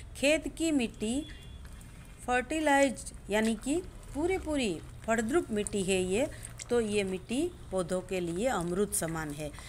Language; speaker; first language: Hindi; non-native, local second language; Gujarati